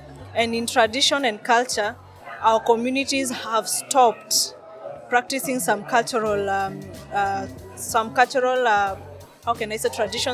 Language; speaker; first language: English; non-native, local second language; Masai